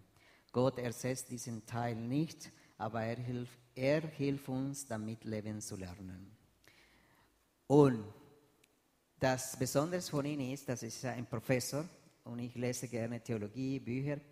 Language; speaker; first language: German; non-native, fluent; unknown